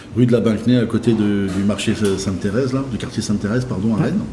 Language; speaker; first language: French; native; French